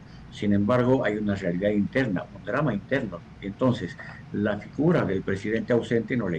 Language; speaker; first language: Spanish; native; Spanish